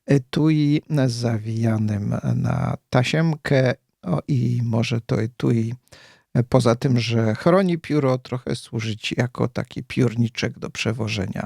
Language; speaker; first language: Polish; native; Polish